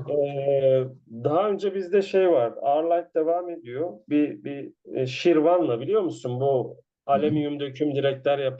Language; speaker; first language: Turkish; native; Turkish